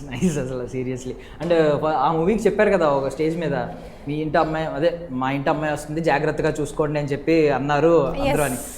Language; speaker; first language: Telugu; native; Telugu